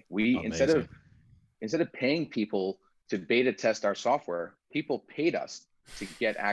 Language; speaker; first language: English; early bilingual, other home language; Persian